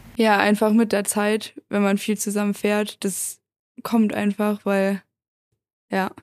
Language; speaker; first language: German; native; German